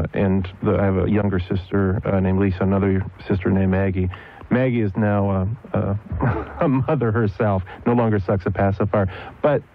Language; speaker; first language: English; native; English